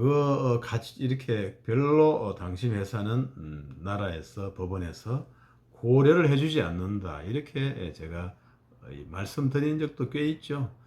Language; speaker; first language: Korean; native; Korean